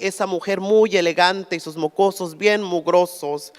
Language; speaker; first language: Spanish; early bilingual, heritage; Spanish